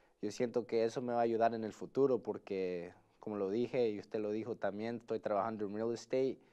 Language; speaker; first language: Spanish; early bilingual, heritage; Spanish